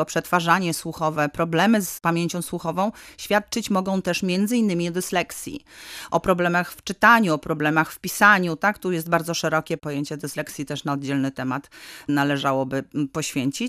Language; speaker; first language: Polish; native; Polish